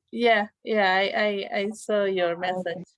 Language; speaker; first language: English; non-native, learner; Spanish